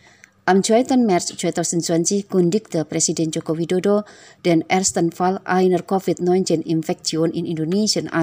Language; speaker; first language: German; non-native, fluent; Indonesian